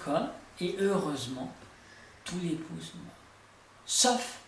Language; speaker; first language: French; native; French